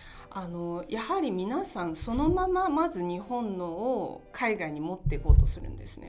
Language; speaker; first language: Japanese; non-native, fluent; Chinese